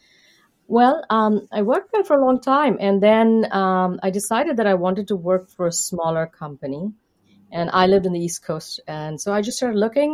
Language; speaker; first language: English; non-native, local second language; Hindi